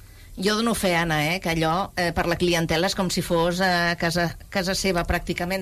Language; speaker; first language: Catalan; native; Catalan